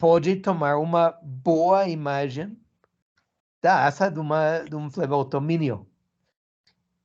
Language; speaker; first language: Portuguese; non-native, learner; English